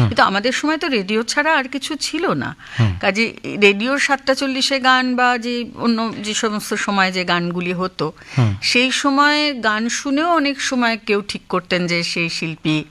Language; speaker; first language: Bangla; native; Bangla